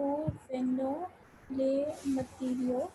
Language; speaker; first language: French; non-native, learner; Hindi